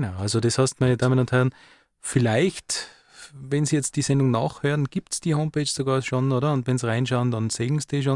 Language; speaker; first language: German; native; German